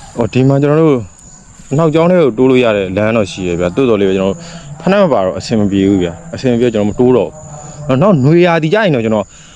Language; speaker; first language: Burmese; native; Burmese